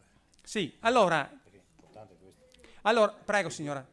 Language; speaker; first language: Italian; native; Italian